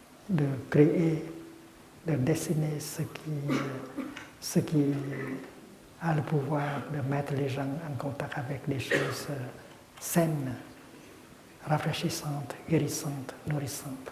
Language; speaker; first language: French; non-native, fluent; Vietnamese